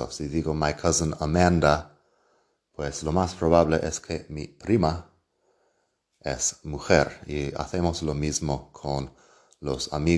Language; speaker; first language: Spanish; non-native, fluent; English